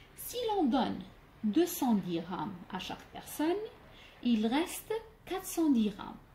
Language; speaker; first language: French; non-native, local second language; Arabic